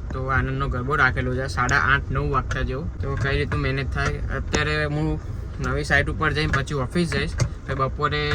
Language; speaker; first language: Gujarati; native; Gujarati